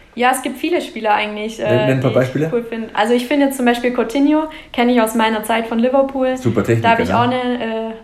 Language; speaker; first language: German; native; German